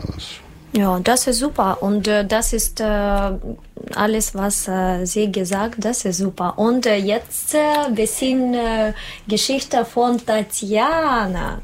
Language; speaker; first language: German; non-native, learner; Russian